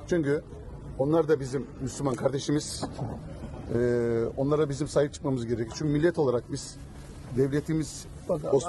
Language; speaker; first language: Turkish; native; Turkish